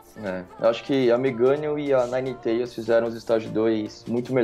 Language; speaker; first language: Portuguese; native; Portuguese